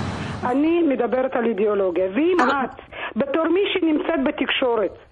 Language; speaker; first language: Hebrew; native; Hebrew